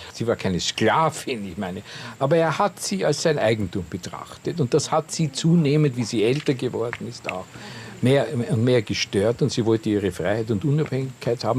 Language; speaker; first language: German; native; German